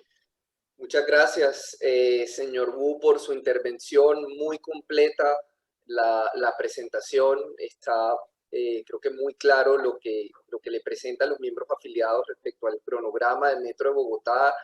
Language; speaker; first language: Spanish; native; Spanish